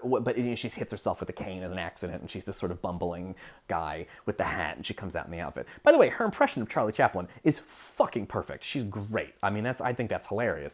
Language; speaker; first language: English; native; English